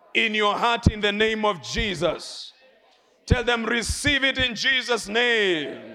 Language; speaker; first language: English; non-native, local second language; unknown